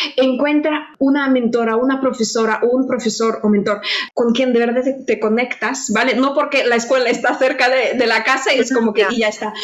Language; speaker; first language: Spanish; non-native, fluent; Russian